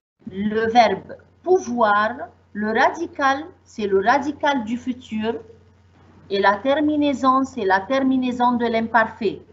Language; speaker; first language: French; non-native, fluent; Arabic